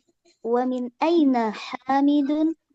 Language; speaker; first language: Arabic; non-native, learner; Indonesian